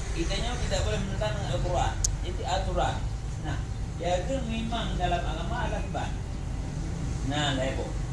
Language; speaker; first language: Malay; non-native, local second language; Achinese